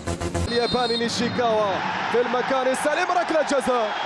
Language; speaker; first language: Arabic; native; Arabic